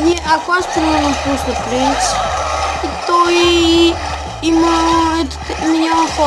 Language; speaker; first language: Bulgarian; native; Bulgarian